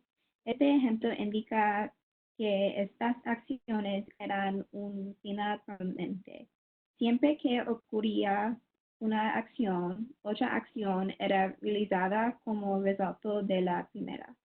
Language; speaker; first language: Spanish; non-native, learner; English